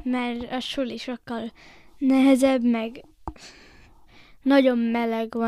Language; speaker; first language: Hungarian; early bilingual, heritage; Hungarian